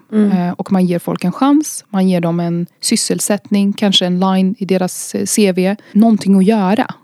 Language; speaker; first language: Swedish; early bilingual, other home language; Arabic